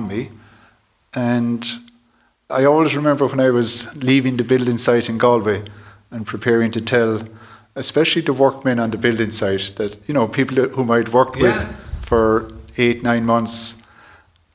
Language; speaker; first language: English; native; English